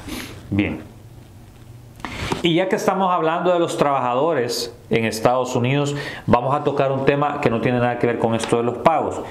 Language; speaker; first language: Spanish; native; Spanish